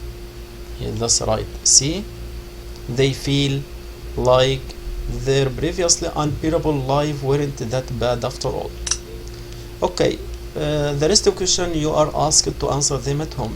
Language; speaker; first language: English; non-native, fluent; Arabic